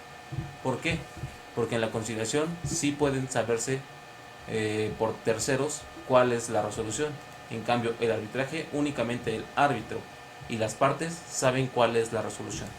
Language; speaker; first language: Spanish; native; Spanish